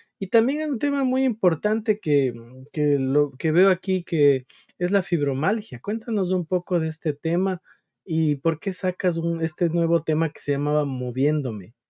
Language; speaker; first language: Spanish; native; Spanish